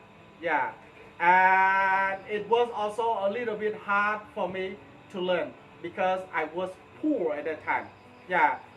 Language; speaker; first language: English; non-native, fluent; Khmer